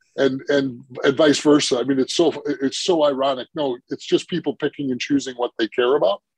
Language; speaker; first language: English; native; English